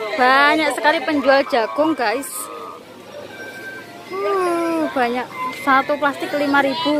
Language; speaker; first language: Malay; non-native, local second language; Javanese